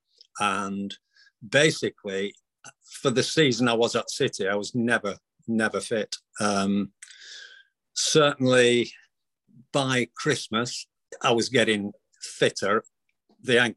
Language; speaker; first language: English; native; English